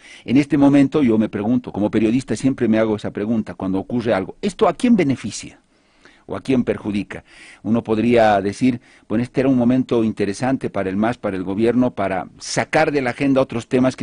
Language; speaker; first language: Spanish; native; Spanish